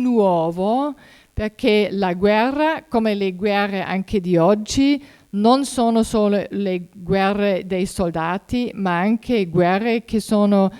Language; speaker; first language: Italian; non-native, fluent; German